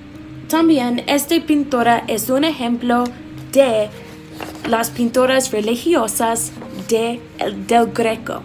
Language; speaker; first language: Spanish; non-native, learner; English